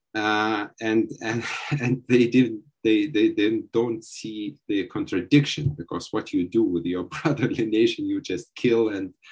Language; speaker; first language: English; non-native, fluent; Lithuanian